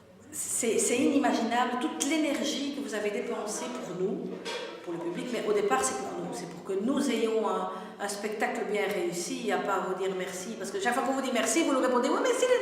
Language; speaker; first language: French; native; French